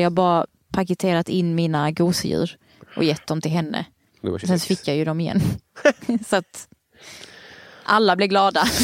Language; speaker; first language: Swedish; native; Swedish